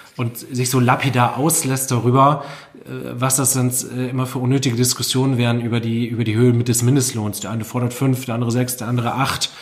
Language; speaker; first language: German; native; German